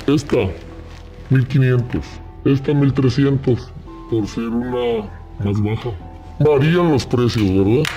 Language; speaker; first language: Spanish; native; Spanish